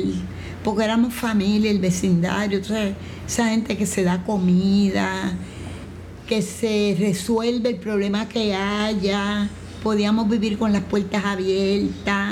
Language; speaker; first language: Spanish; native; Spanish